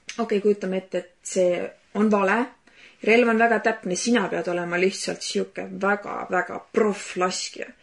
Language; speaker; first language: Estonian; native; Estonian